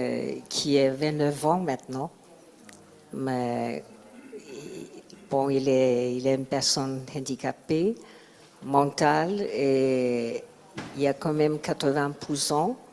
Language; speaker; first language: French; non-native, learner; Chinese